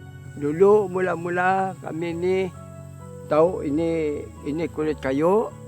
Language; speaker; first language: Indonesian; non-native, local second language; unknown